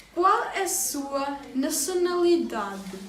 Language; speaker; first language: Portuguese; non-native, learner; Hindi